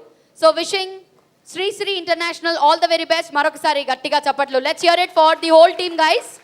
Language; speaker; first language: Telugu; native; Telugu